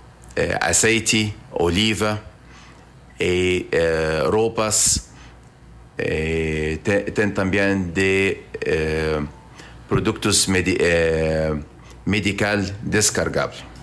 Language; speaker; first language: Portuguese; non-native, learner; Arabic